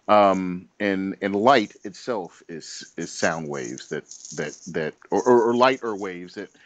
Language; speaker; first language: English; native; English